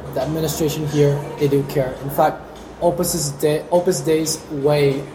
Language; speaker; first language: English; native; English